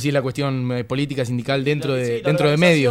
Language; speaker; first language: Spanish; native; Spanish